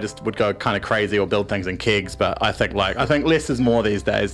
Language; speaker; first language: English; native; English